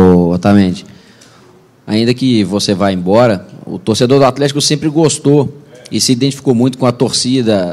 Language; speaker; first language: Portuguese; native; Portuguese